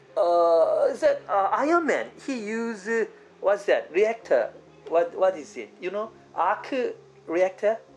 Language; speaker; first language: English; non-native, fluent; Korean